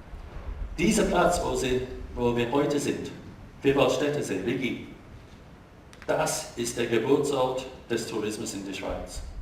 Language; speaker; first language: German; non-native, fluent; English